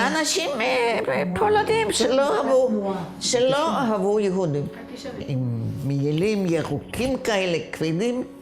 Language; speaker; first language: Hebrew; non-native, fluent; Yiddish